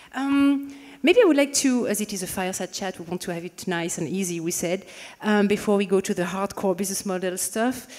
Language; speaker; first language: English; non-native, fluent; French